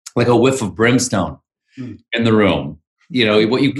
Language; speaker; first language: English; native; English